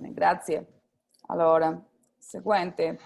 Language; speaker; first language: Italian; non-native, fluent; Spanish